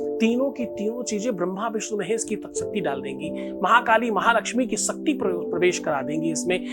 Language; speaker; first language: Hindi; native; Hindi